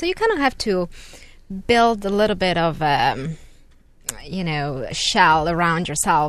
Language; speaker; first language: English; non-native, fluent; Italian